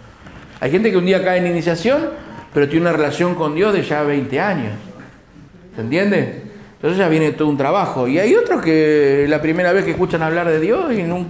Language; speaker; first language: Spanish; native; Spanish